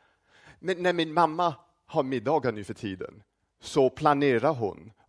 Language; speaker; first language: Swedish; non-native, fluent; English